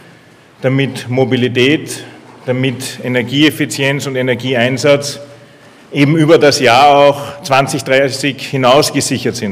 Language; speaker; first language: German; native; German